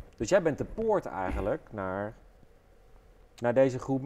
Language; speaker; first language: Dutch; native; Dutch